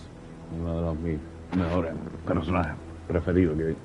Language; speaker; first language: Spanish; non-native, fluent; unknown